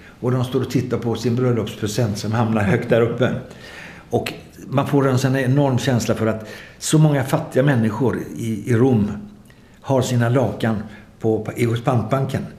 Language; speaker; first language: Swedish; native; Swedish